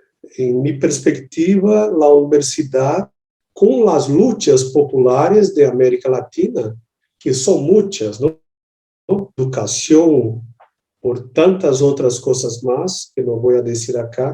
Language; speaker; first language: Spanish; non-native, learner; Portuguese